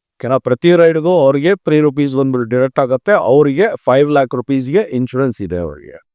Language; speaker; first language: Kannada; non-native, local second language; Tamil